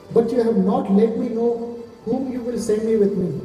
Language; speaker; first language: English; non-native, local second language; Telugu